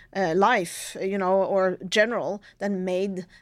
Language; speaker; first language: English; non-native, fluent; Norwegian